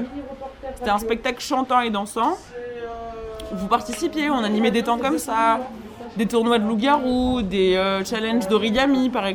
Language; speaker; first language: French; native; French